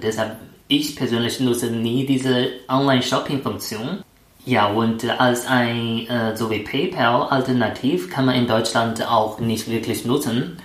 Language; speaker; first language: German; non-native, fluent; Chinese